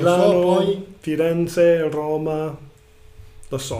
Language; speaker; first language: Italian; non-native, learner; English